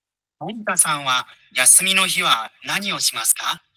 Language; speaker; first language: Japanese; non-native, learner; Bangla